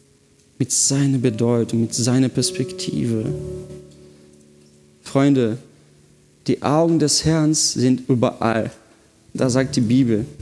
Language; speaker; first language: German; non-native, fluent; Portuguese